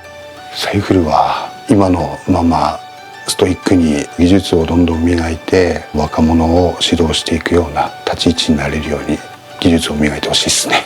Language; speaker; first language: Japanese; native; Japanese